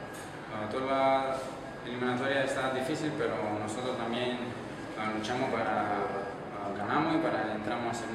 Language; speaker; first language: Spanish; non-native, learner; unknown